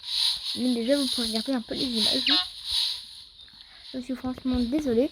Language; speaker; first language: French; native; French